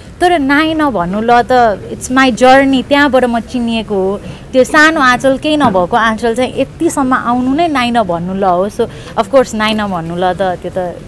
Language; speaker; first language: Nepali; native; Nepali